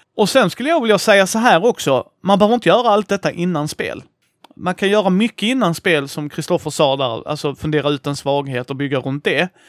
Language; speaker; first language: Swedish; native; Swedish